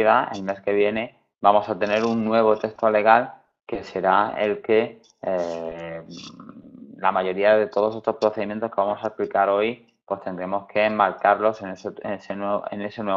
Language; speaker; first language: Spanish; native; Spanish